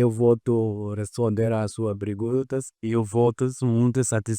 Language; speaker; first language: Portuguese; non-native, fluent; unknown